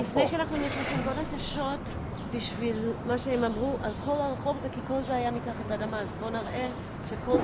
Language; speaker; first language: Hebrew; native; Hebrew